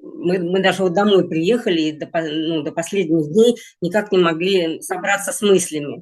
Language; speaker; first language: Russian; native; Russian